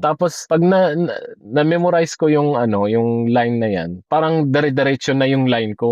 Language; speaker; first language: Filipino; non-native, fluent; Arabic